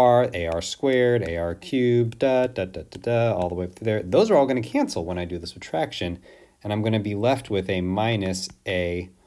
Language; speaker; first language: English; native; English